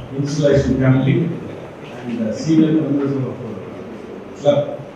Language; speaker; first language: English; non-native, local second language; Telugu